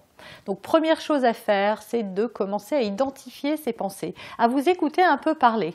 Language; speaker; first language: French; native; French